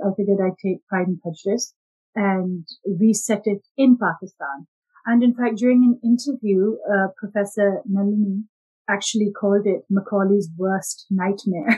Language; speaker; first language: English; non-native, local second language; Urdu